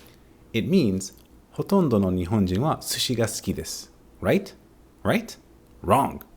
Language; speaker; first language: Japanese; non-native, fluent; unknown